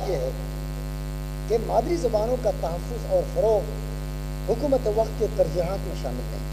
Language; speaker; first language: Urdu; non-native, local second language; Northern Hindko